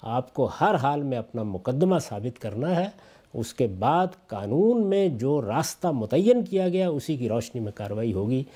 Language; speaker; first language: Urdu; non-native, local second language; Punjabi